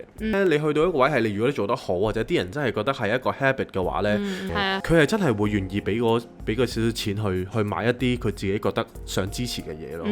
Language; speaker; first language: Cantonese; native; Cantonese